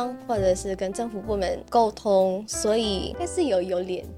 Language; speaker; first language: Chinese; non-native, fluent; Indonesian